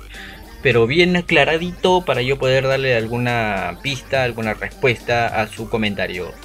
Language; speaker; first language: Spanish; native; Spanish